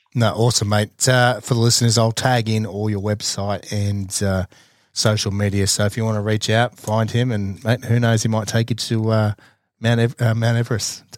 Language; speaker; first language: English; native; English